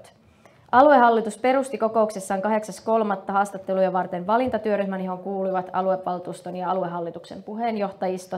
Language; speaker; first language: Finnish; native; Finnish